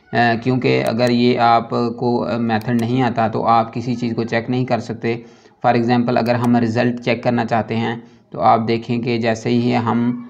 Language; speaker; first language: Urdu; non-native, local second language; Punjabi